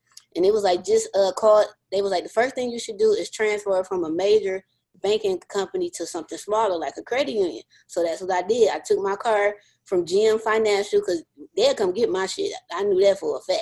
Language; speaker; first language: English; native; English